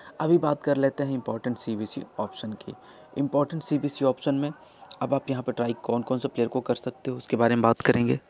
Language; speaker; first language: Hindi; native; Hindi